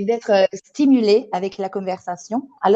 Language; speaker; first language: French; non-native, fluent; Italian